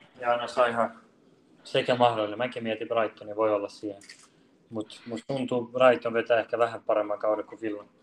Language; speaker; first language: Finnish; early bilingual, other home language; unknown